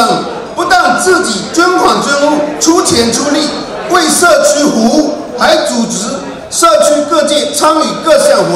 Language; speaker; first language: Chinese; native; Chinese